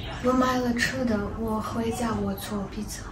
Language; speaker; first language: Chinese; non-native, learner; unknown